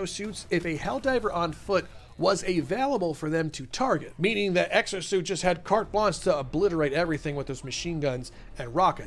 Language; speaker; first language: English; native; English